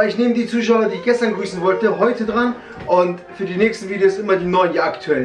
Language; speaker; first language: German; early bilingual, other home language; Kurdish